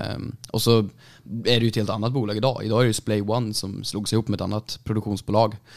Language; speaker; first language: Swedish; native; Swedish